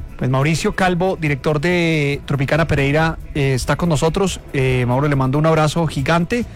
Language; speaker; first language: Spanish; native; Spanish